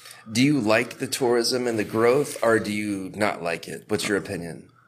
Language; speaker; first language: English; native; English